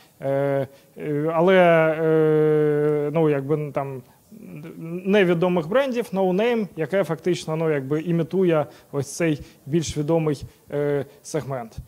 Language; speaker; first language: Ukrainian; non-native, local second language; Russian